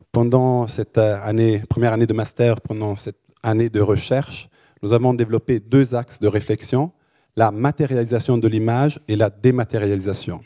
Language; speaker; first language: French; native; French